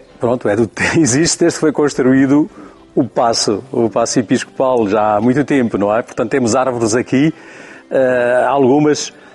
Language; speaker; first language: Portuguese; native; Portuguese